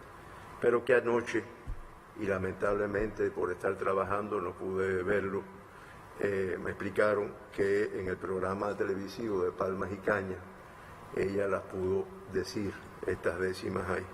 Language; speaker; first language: Spanish; native; Spanish